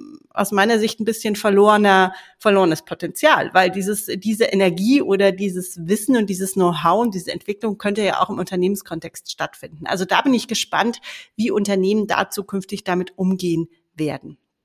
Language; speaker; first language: German; native; German